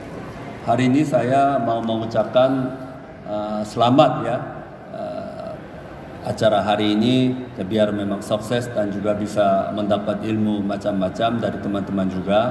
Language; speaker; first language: Indonesian; non-native, fluent; Korean